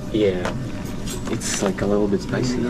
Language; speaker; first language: English; non-native, fluent; Russian